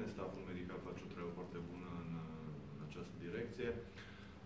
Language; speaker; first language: Romanian; native; Romanian